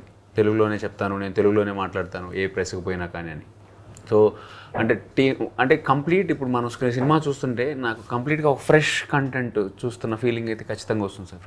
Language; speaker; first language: Telugu; native; Telugu